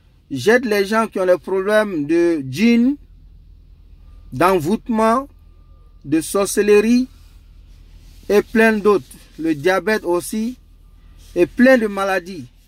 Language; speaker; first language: French; non-native, local second language; Dyula